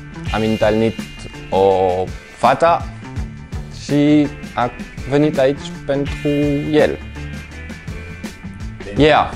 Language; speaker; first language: Romanian; non-native, learner; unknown